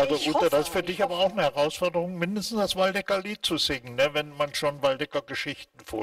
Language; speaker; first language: German; native; German